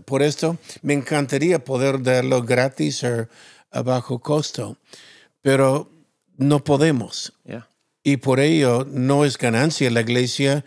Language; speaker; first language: Spanish; non-native, fluent; English